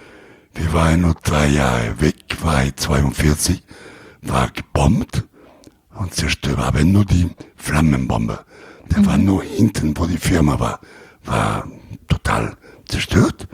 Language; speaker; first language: German; non-native, learner; Italian